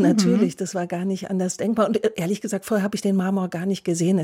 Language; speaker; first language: German; native; German